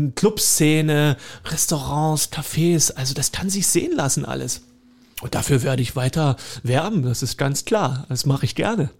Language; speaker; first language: German; native; German